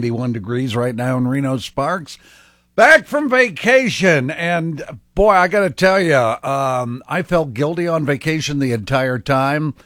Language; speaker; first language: English; native; English